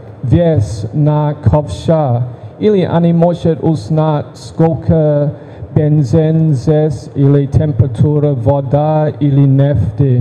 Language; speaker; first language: Russian; non-native, learner; English